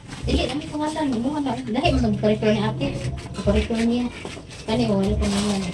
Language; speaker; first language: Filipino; non-native, local second language; Cebuano